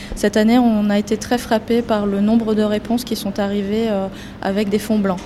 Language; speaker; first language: French; native; French